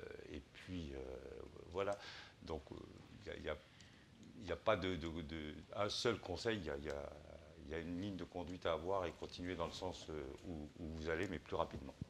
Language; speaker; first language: French; native; French